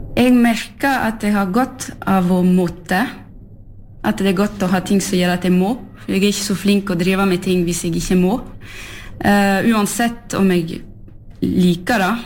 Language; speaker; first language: Norwegian; non-native, fluent; French